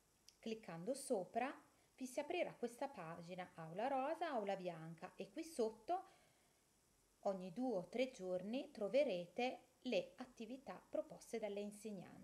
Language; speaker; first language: Italian; native; Italian